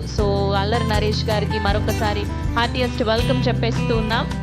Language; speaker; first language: Telugu; native; Telugu